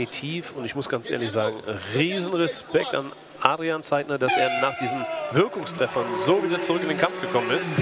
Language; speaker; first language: German; native; German